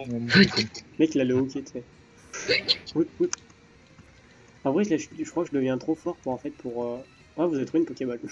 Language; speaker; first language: French; native; French